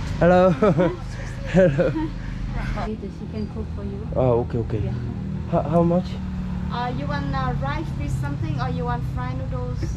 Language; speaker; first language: English; non-native, learner; Korean